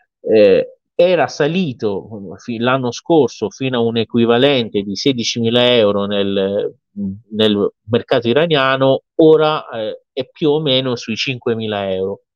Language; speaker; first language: Italian; non-native, fluent; Persian